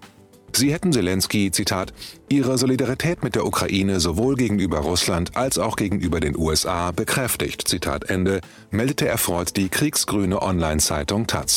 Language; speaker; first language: German; native; German